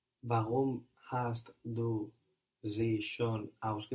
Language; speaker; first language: German; non-native, learner; English